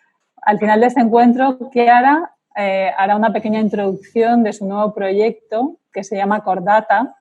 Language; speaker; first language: Spanish; native; Spanish